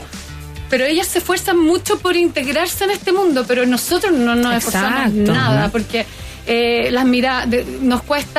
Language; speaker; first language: Spanish; native; Spanish